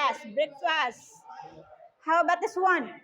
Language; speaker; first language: English; non-native, learner; Indonesian